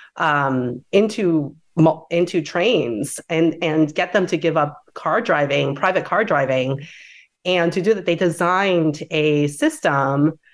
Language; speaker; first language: English; native; English